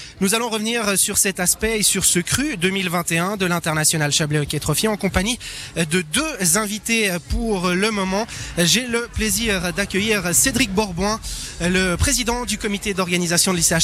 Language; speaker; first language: French; native; French